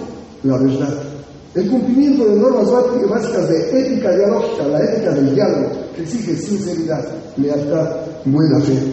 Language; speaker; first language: Spanish; native; Spanish